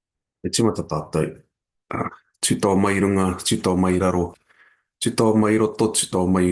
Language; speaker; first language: Māori; non-native, local second language; English